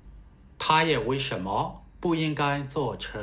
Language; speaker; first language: Chinese; non-native, fluent; Burmese